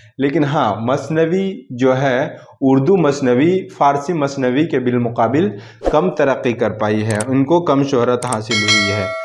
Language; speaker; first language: Urdu; native; Urdu